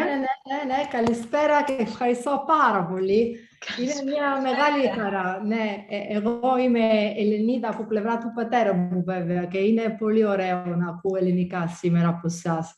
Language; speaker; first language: Greek; early bilingual, heritage; Italian